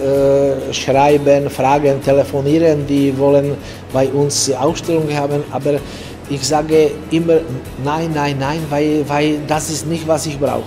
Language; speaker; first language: German; non-native, fluent; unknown